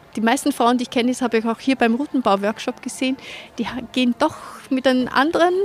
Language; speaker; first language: German; native; German